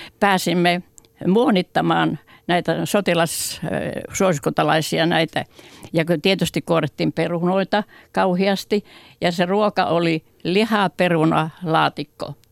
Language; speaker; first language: Finnish; native; Finnish